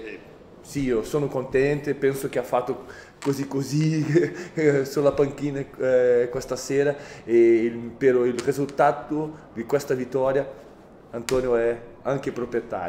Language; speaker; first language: Italian; non-native, fluent; Portuguese